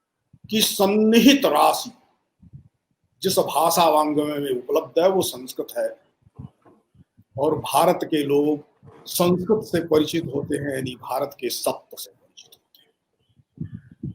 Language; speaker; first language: Hindi; native; Hindi